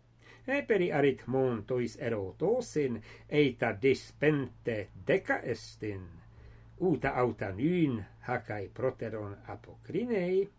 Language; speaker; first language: Greek; non-native, fluent; English